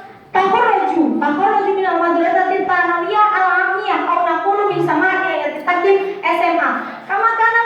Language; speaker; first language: Arabic; non-native, learner; Indonesian